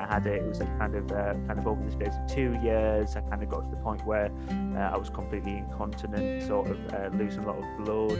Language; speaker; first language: English; native; English